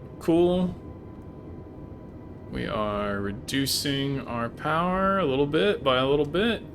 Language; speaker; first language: English; native; English